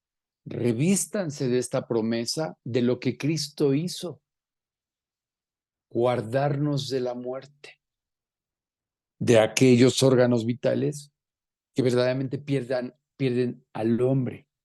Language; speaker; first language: Spanish; native; Spanish